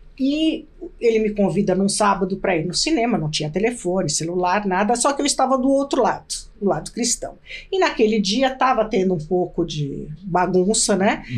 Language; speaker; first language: Portuguese; early bilingual, other home language; Arabic